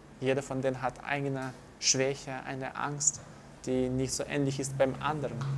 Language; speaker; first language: German; non-native, fluent; Russian